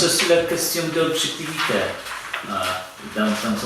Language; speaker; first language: French; non-native, fluent; Polish